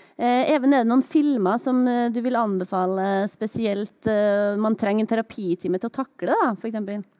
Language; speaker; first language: Norwegian; native; Norwegian